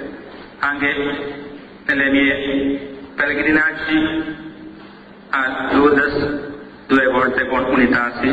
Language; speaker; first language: Italian; non-native, fluent; Malayalam